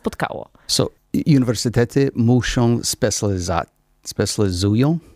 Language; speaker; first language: Polish; non-native, learner; English